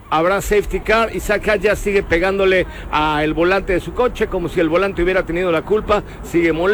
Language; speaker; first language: Spanish; native; Spanish